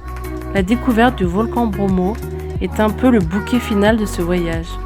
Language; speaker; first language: French; native; French